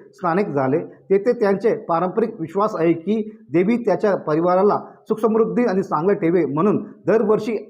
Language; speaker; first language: Marathi; non-native, local second language; Telugu